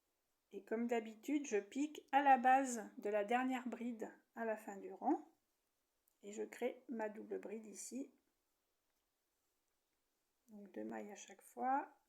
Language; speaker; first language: French; native; French